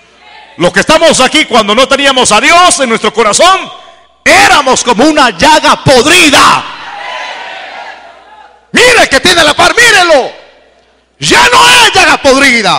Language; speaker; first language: Spanish; native; Spanish